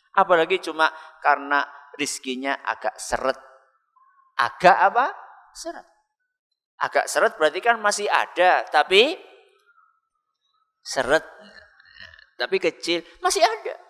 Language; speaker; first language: Indonesian; non-native, local second language; Javanese